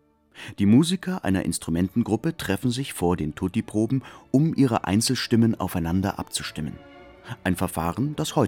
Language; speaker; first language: German; native; German